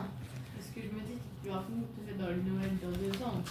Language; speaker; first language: French; native; French